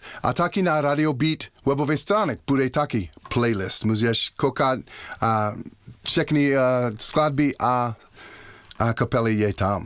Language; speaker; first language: Czech; non-native, learner; English